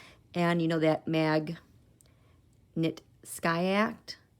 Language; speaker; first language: English; native; English